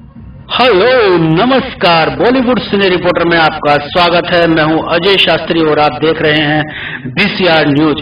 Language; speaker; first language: Hindi; native; Hindi